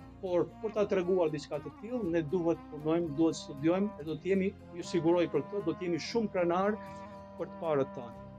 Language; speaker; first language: Albanian; native; Albanian